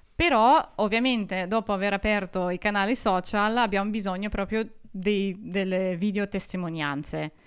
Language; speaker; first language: Italian; non-native, fluent; Russian